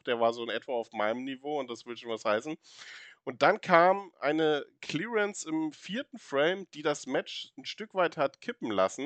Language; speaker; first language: German; native; German